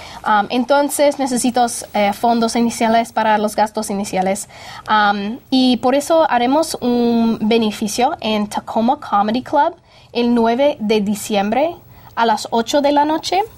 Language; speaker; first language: Spanish; non-native, fluent; English